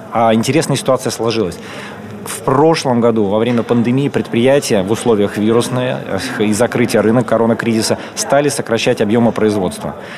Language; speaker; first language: Russian; native; Russian